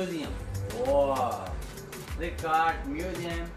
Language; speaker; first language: English; non-native, learner; Urdu